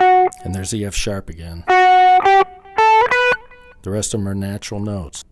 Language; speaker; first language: English; native; English